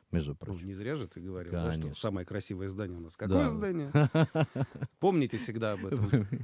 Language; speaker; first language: Russian; native; Russian